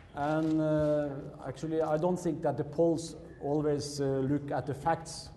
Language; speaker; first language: English; non-native, fluent; Norwegian